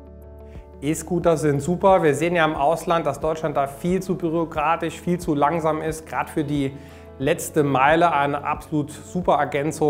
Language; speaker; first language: German; native; German